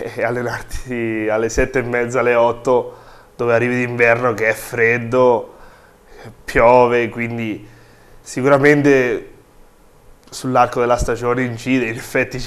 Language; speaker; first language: Italian; native; Italian